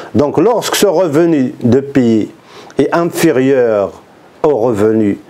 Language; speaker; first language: French; non-native, local second language; Arabic